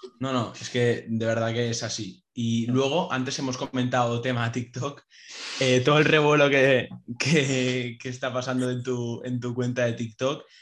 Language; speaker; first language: Spanish; native; Spanish